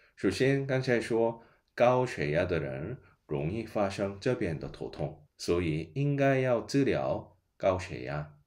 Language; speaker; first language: Chinese; non-native, fluent; Korean